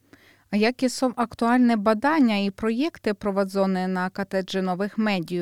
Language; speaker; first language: Polish; non-native, fluent; Ukrainian